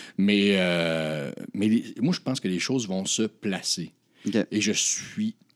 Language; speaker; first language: French; native; French